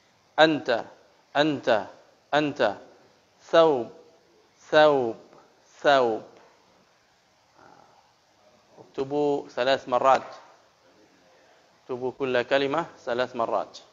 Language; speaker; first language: Arabic; non-native, fluent; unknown